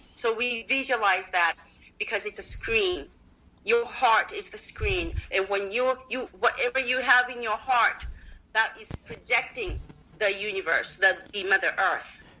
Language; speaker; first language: English; non-native, fluent; Japanese